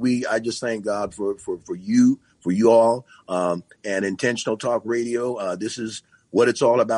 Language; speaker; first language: English; native; English